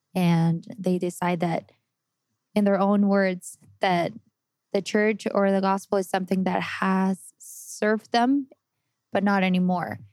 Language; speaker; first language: English; non-native, fluent; Spanish